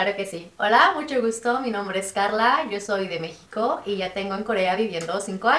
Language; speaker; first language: Spanish; native; Spanish